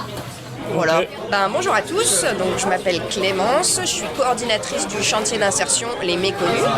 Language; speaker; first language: French; native; French